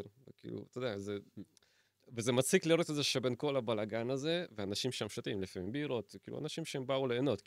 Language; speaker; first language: Hebrew; native; Hebrew